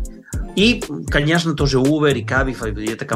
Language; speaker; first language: Russian; non-native, learner; Spanish